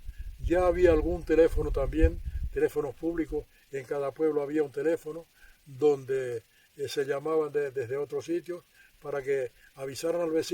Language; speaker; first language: Spanish; native; Spanish